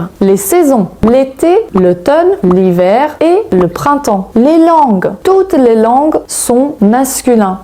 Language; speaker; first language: French; non-native, fluent; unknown